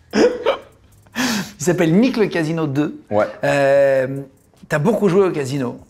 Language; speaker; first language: French; native; French